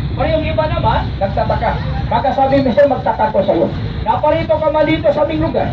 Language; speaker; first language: Filipino; non-native, local second language; Cebuano